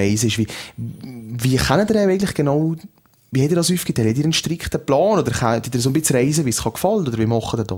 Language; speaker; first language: German; native; German